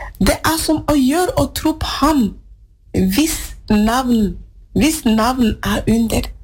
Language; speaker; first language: Norwegian; non-native, fluent; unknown